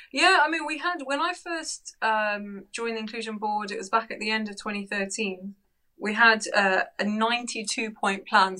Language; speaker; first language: English; native; English